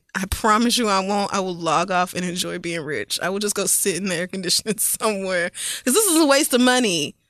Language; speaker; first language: English; native; English